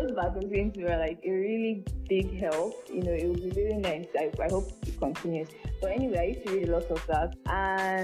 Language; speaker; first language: English; non-native, local second language; Yoruba